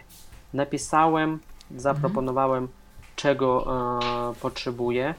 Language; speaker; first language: Polish; non-native, fluent; Russian